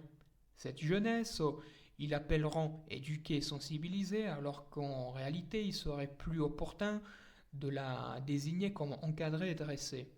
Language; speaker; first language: French; native; French